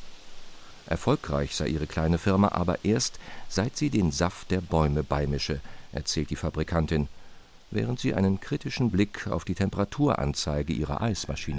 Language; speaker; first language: German; native; German